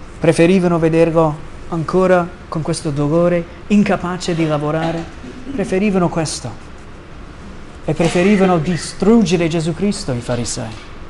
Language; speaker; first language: Italian; non-native, fluent; English